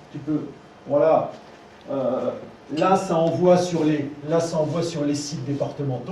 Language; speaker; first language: French; native; French